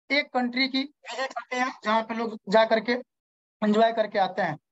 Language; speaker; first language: Hindi; native; Hindi